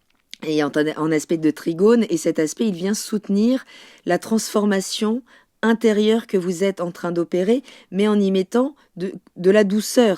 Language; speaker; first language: French; native; French